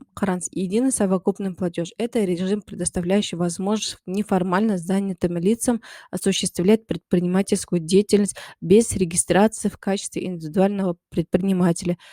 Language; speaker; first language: Russian; non-native, local second language; Kazakh